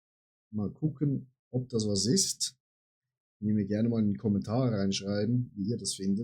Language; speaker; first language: German; native; German